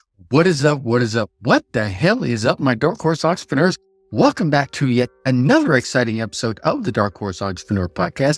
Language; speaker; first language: English; native; English